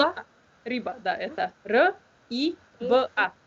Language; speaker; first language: Russian; non-native, learner; Slovenian